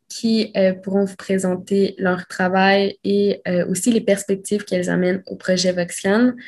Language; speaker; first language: French; early bilingual, other home language; Spanish